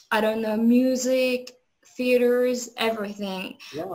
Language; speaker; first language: English; non-native, learner; Azerbaijani